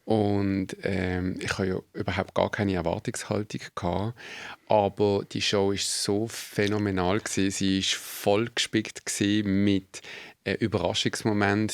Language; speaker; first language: German; native; German